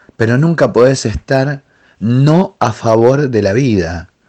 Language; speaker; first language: Spanish; native; Spanish